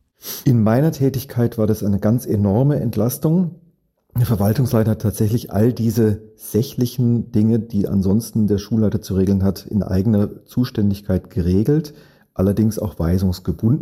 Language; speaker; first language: German; native; German